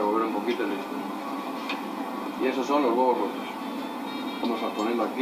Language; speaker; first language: Spanish; native; Spanish